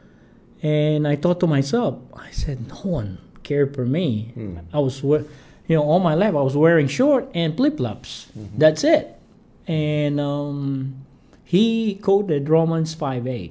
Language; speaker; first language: English; non-native, local second language; Filipino